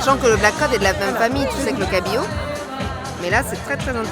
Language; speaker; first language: French; native; French